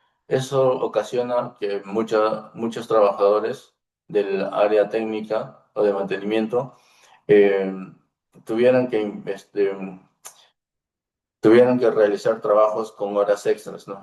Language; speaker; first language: Spanish; native; Spanish